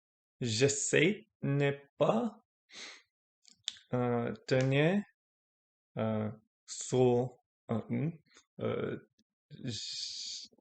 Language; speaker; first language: French; non-native, learner; English